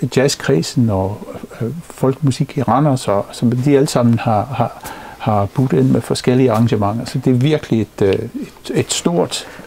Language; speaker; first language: Danish; non-native, fluent; English